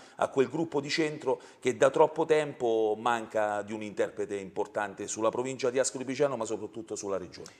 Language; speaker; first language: Italian; native; Italian